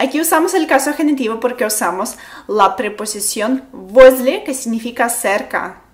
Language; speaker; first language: Spanish; non-native, fluent; Russian